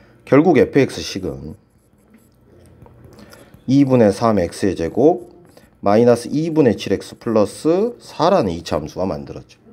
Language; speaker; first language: Korean; native; Korean